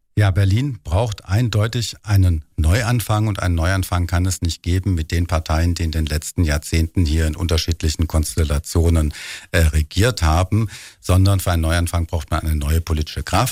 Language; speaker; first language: German; native; German